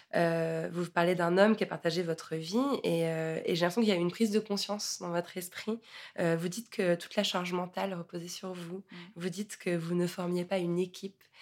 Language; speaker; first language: French; native; French